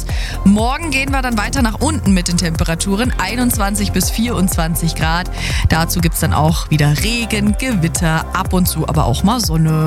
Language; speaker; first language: German; native; German